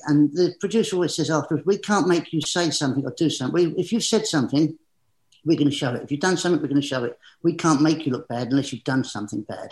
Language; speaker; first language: English; native; English